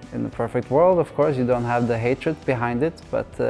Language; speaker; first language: English; non-native, fluent; Norwegian